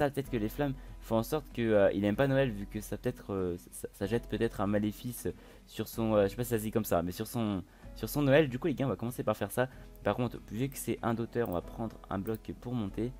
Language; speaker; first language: French; native; French